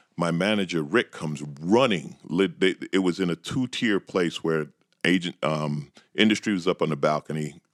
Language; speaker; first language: English; native; English